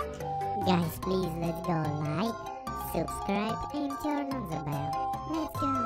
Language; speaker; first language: English; non-native, learner; Russian